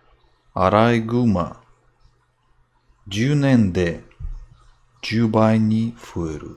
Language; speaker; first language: Japanese; non-native, learner; English